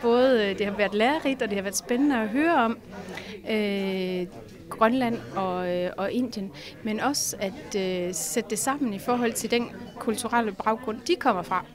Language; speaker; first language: Danish; native; Danish